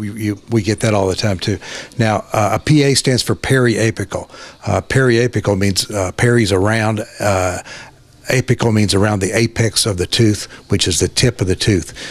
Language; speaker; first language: English; native; English